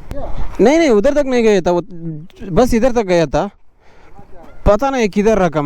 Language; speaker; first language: Hindi; non-native, local second language; Kannada